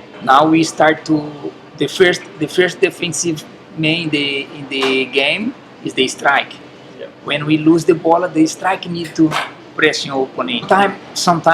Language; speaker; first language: English; non-native, learner; Portuguese